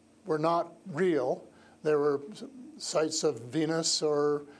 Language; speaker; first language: English; native; English